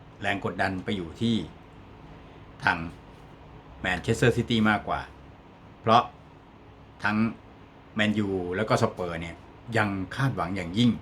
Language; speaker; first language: Thai; native; Thai